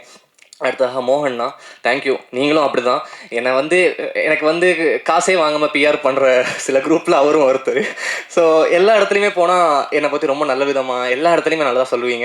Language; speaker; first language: Tamil; native; Tamil